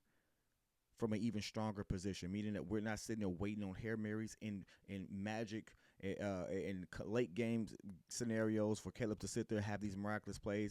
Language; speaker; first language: English; native; English